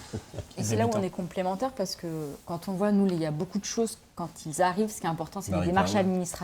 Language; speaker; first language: French; native; French